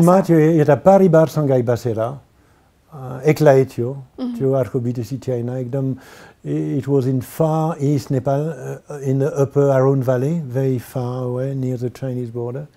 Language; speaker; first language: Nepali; non-native, learner; French